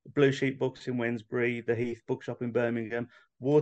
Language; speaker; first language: English; native; English